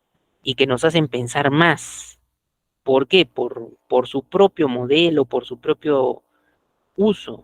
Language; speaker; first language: Spanish; native; Spanish